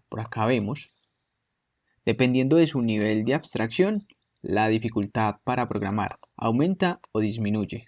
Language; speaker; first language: Spanish; native; Spanish